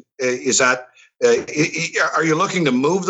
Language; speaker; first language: English; native; English